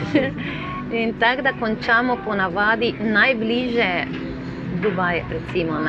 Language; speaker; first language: Slovenian; non-native, fluent; Spanish